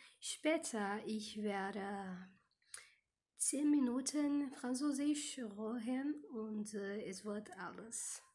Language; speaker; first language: German; non-native, learner; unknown